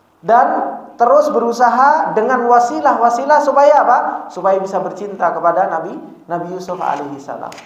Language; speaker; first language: Indonesian; native; Indonesian